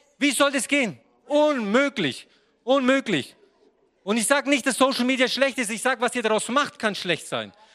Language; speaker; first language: German; non-native, fluent; Serbian